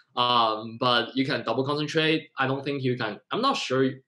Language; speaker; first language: English; non-native, fluent; Chinese